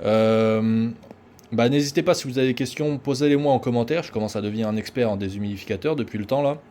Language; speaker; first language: French; native; French